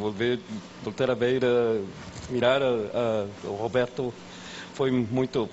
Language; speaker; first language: Portuguese; non-native, fluent; Spanish